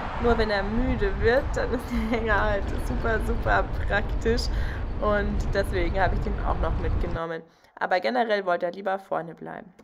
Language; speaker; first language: German; native; German